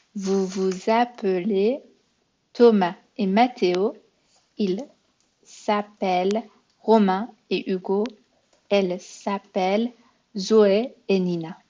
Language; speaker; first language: French; non-native, fluent; Persian